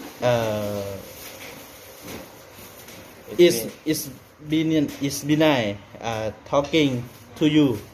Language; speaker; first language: English; non-native, learner; Thai